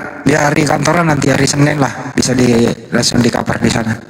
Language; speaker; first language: Indonesian; native; Indonesian